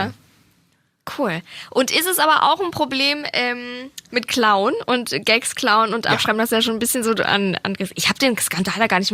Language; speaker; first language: German; native; German